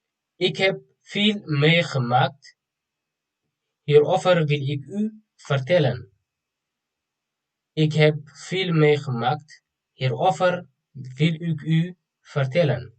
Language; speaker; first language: Dutch; non-native, fluent; Tigrinya